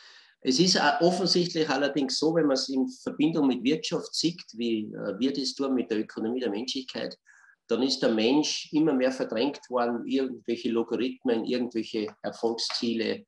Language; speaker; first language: German; native; German